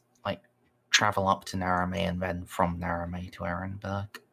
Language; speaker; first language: English; native; English